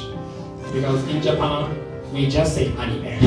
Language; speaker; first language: English; non-native, fluent; Japanese